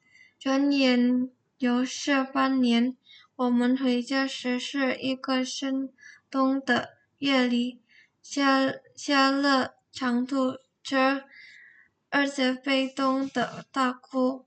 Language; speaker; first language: Chinese; non-native, learner; Indonesian